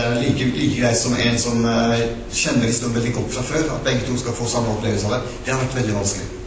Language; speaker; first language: Norwegian; non-native, local second language; Northern Sami